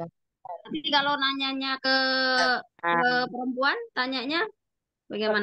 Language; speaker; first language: Indonesian; native; Indonesian